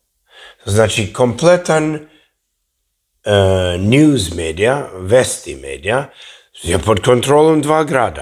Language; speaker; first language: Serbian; early bilingual, heritage; English